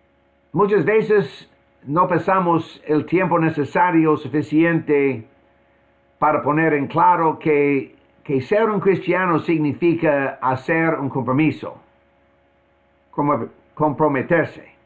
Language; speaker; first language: Spanish; non-native, fluent; English